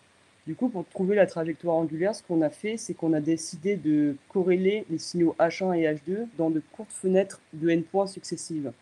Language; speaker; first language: French; native; French